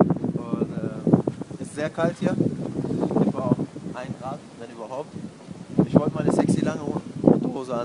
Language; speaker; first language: German; native; German